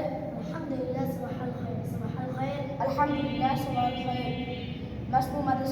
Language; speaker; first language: Arabic; non-native, learner; Bangla